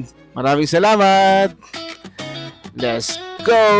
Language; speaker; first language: Filipino; native; Filipino